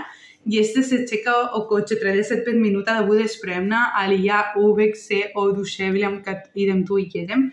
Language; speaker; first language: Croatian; non-native, learner; Spanish